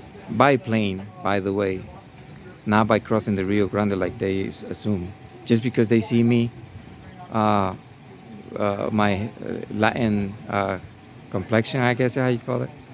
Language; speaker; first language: English; non-native, fluent; Spanish